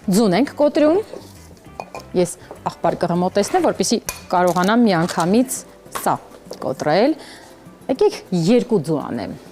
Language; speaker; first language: Armenian; native; Armenian